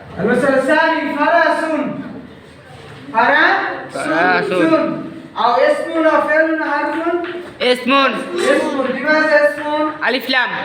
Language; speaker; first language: Arabic; non-native, fluent; Bangla